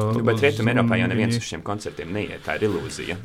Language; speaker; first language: Latvian; native; Latvian